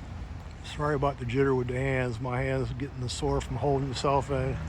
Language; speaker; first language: English; native; English